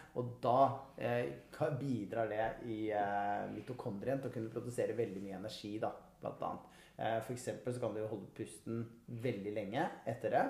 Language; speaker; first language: Norwegian; native; Norwegian